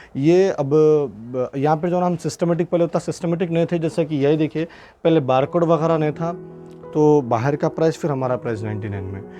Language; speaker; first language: Hindi; non-native, local second language; Urdu